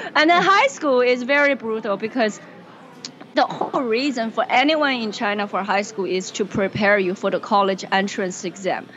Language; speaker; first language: English; non-native, fluent; Chinese